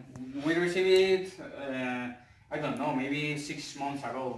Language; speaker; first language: English; non-native, learner; Spanish